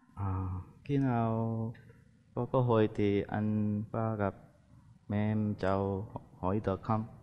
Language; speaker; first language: Vietnamese; non-native, fluent; Korean